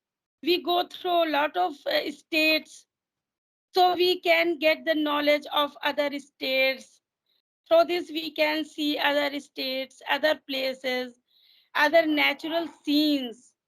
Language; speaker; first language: English; non-native, fluent; Hindi